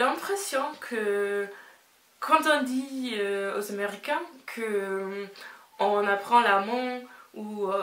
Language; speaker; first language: French; non-native, fluent; English